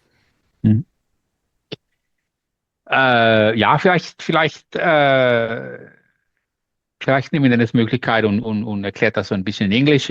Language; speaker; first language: German; non-native, learner; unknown